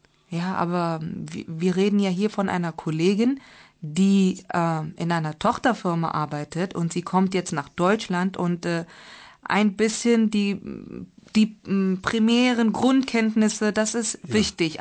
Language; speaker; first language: German; non-native, fluent; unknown